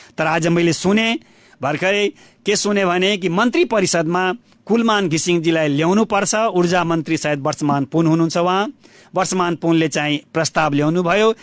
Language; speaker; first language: Nepali; non-native, local second language; Bhojpuri